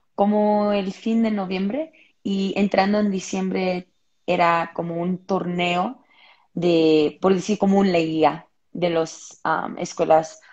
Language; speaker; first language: Spanish; early bilingual, heritage; Spanish